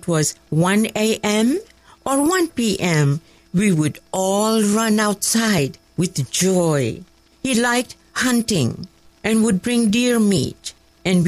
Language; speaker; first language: English; non-native, local second language; Kachhi